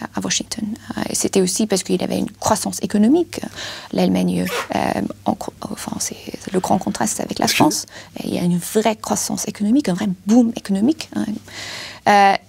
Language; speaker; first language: French; non-native, fluent; German